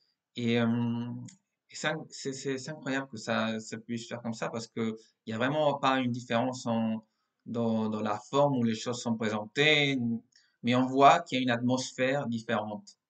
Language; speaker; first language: French; non-native, fluent; Spanish